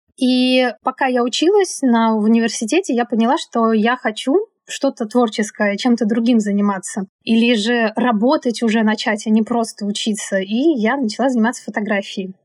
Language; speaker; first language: Russian; native; Russian